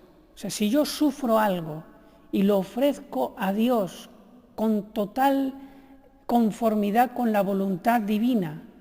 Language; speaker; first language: Spanish; native; Spanish